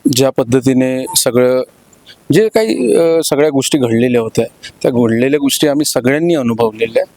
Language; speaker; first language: Marathi; native; Marathi